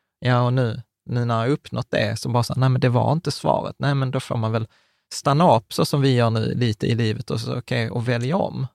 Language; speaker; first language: Swedish; early bilingual, other home language; Czech